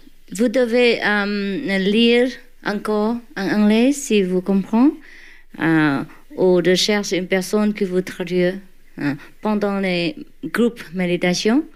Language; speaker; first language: French; non-native, learner; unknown